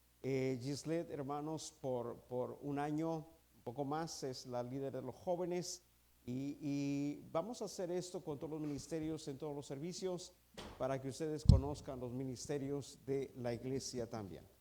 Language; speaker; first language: Spanish; native; Spanish